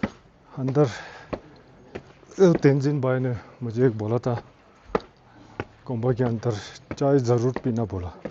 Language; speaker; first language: Hindi; non-native, local second language; Tibetan